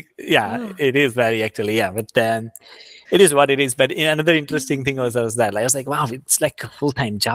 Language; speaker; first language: English; non-native, local second language; Gujarati